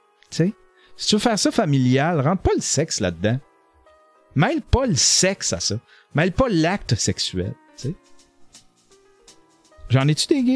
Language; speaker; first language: French; native; French